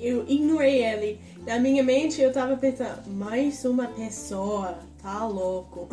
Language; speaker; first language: Portuguese; non-native, fluent; English